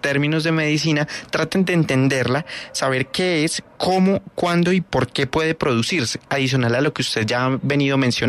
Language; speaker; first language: Spanish; native; Spanish